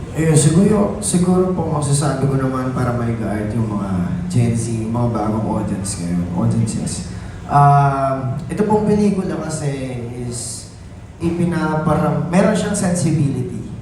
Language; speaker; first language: Filipino; native; Filipino